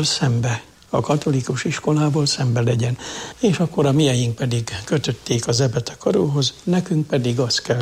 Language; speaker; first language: Hungarian; native; Hungarian